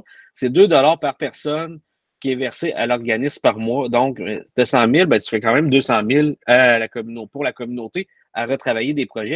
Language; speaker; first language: French; native; French